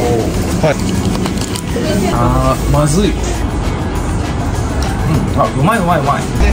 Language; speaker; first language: Japanese; non-native, learner; Russian